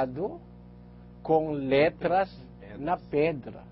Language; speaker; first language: Portuguese; non-native, learner; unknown